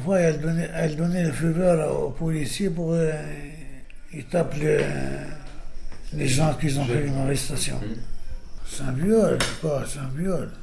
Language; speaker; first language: French; non-native, learner; Arabic